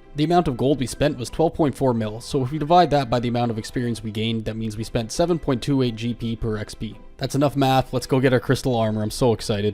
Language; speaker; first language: English; native; English